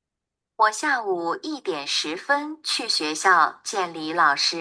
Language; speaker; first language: Chinese; non-native, learner; Bangla